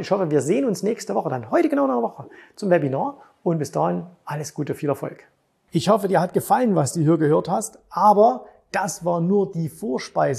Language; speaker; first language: German; native; German